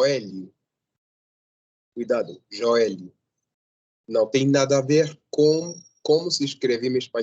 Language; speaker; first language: Portuguese; non-native, fluent; Spanish